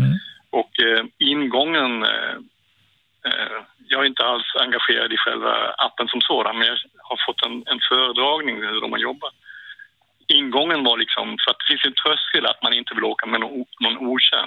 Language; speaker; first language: Swedish; native; Swedish